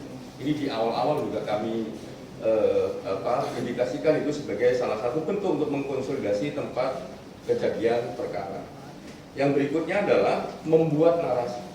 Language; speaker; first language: Indonesian; native; Indonesian